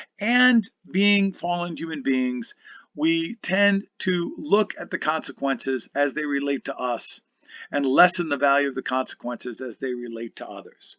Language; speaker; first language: English; native; English